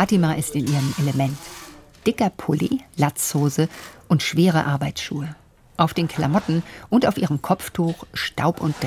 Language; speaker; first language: German; native; German